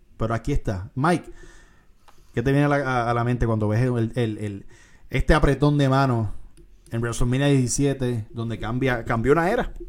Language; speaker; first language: Spanish; native; Spanish